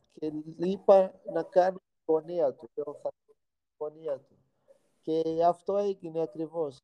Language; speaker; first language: Greek; non-native, fluent; Portuguese